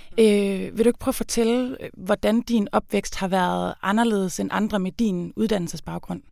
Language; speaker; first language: Danish; native; Danish